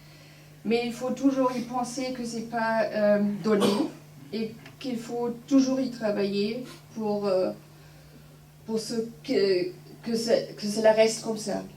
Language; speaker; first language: French; non-native, fluent; German